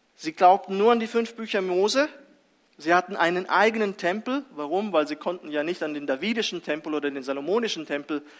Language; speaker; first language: German; early bilingual, other home language; Russian